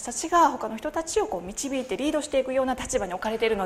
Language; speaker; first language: Japanese; native; Japanese